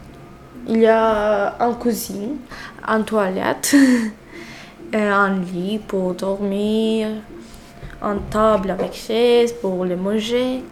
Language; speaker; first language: French; non-native, learner; Albanian